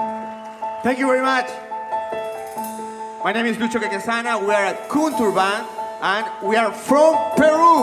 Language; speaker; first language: English; non-native, learner; Spanish